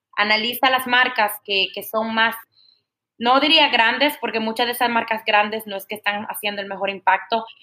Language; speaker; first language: Spanish; native; Spanish